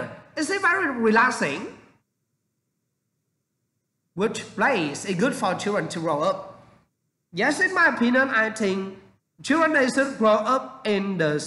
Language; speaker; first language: English; non-native, learner; Vietnamese